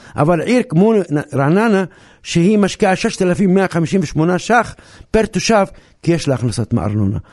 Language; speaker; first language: Hebrew; non-native, local second language; Arabic